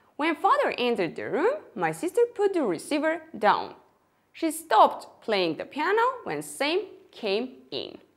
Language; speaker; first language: English; non-native, fluent; Armenian